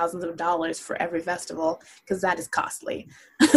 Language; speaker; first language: English; native; English